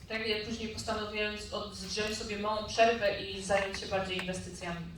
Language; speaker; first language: Polish; native; Polish